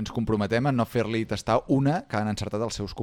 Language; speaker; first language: Catalan; native; Catalan